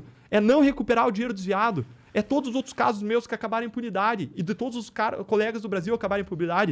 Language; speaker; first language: Portuguese; native; Portuguese